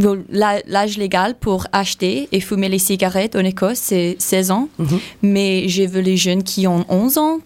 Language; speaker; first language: French; non-native, learner; English